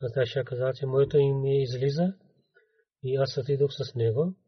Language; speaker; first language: Bulgarian; non-native, learner; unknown